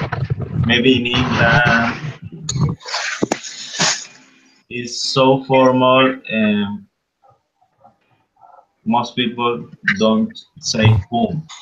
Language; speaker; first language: English; non-native, fluent; Spanish